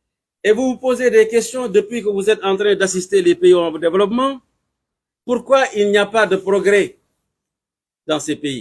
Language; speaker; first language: French; non-native, local second language; Wolof